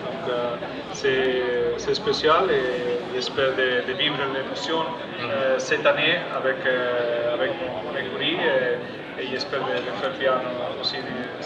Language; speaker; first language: French; non-native, fluent; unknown